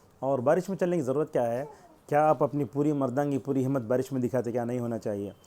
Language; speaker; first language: Urdu; native; Urdu